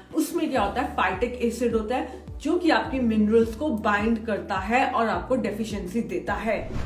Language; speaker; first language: Hindi; native; Hindi